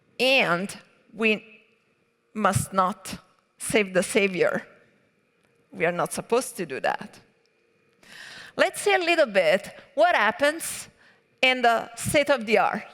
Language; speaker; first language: English; non-native, fluent; Italian